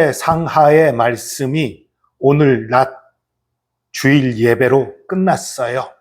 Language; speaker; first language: Korean; native; Korean